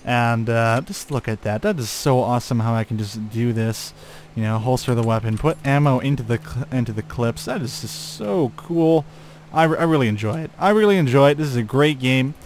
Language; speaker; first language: English; native; English